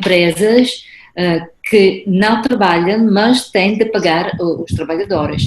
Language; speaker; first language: Portuguese; non-native, fluent; Spanish